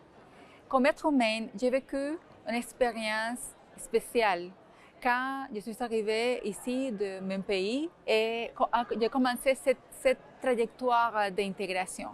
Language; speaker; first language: French; non-native, fluent; Spanish